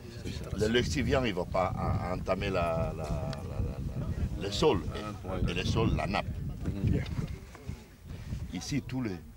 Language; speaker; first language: French; non-native, fluent; Italian